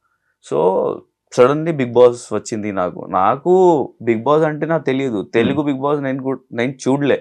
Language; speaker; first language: Telugu; non-native, local second language; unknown